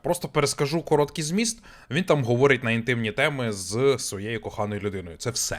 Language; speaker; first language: Ukrainian; native; Ukrainian